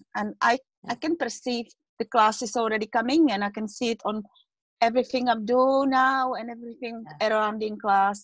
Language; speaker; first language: English; non-native, learner; Czech